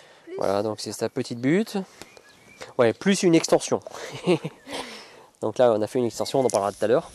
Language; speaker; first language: French; native; French